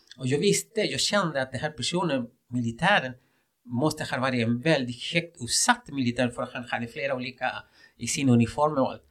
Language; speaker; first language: Swedish; non-native, fluent; Spanish